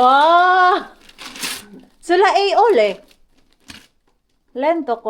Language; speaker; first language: Finnish; non-native, learner; Filipino